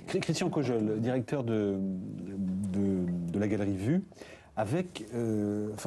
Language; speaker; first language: French; native; French